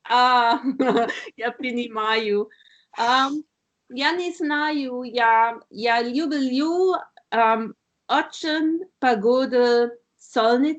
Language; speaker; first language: Russian; non-native, learner; German